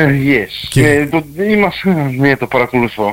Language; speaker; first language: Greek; early bilingual, heritage; Greek